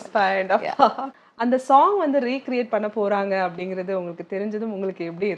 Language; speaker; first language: Tamil; native; Tamil